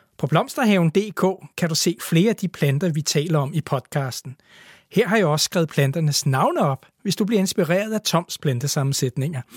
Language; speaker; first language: Danish; native; Danish